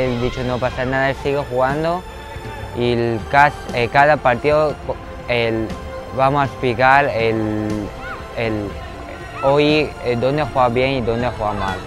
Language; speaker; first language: Spanish; non-native, learner; Chinese